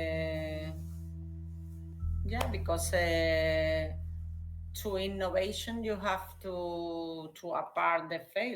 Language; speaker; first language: English; non-native, learner; Spanish